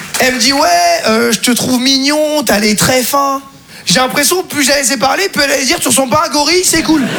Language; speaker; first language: French; native; French